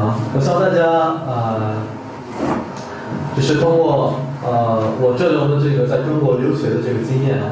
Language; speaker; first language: Chinese; non-native, fluent; Korean